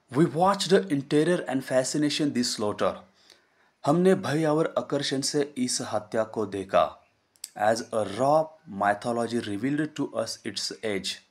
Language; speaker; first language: Hindi; non-native, local second language; Marathi